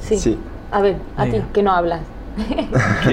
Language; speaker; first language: Spanish; native; Spanish